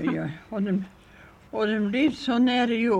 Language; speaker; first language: Swedish; early bilingual, heritage; Swedish